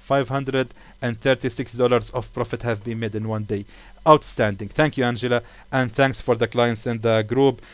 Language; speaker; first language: English; non-native, fluent; Arabic